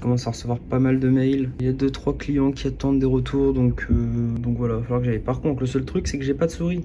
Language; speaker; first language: French; native; French